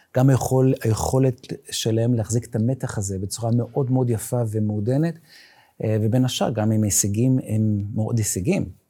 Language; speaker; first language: Hebrew; non-native, local second language; Yiddish